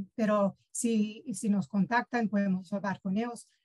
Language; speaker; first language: Spanish; early bilingual, heritage; Spanish